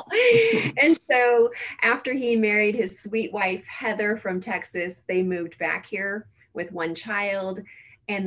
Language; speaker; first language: English; native; English